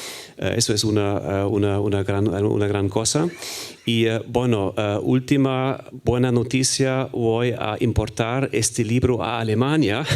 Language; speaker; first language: Spanish; non-native, fluent; German